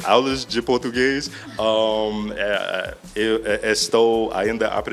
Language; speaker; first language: Portuguese; non-native, learner; English